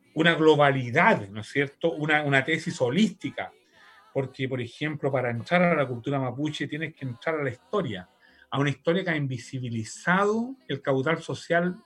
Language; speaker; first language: Spanish; native; Spanish